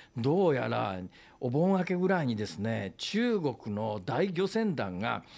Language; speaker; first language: Japanese; native; Japanese